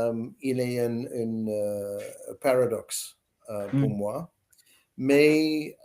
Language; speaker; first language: French; non-native, learner; English